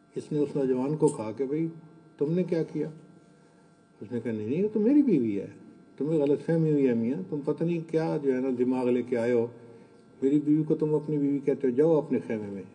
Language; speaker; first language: Urdu; non-native, local second language; Punjabi